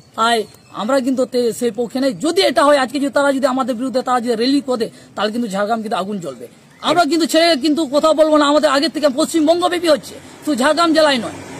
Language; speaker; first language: Bangla; non-native, local second language; Santali